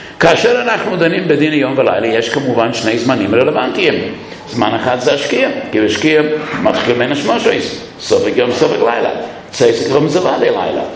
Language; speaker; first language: Hebrew; non-native, fluent; English